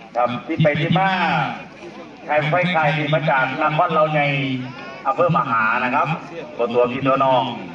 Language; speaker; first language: Thai; native; Thai